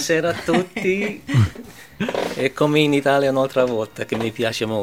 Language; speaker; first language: Italian; early bilingual, heritage; English